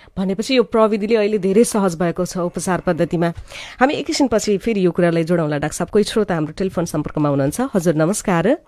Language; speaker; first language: Nepali; native; Nepali